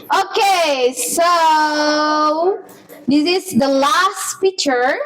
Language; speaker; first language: English; non-native, learner; Indonesian